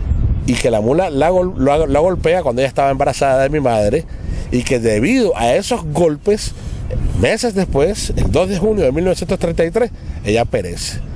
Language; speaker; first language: Spanish; native; Spanish